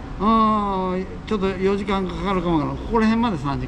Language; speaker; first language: Japanese; native; Japanese